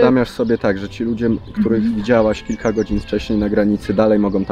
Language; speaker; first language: Polish; native; Polish